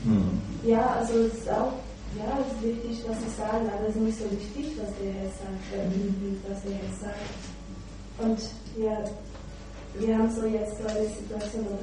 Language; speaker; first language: German; non-native, fluent; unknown